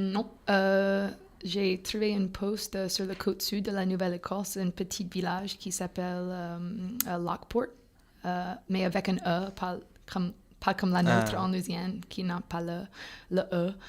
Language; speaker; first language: French; non-native, fluent; English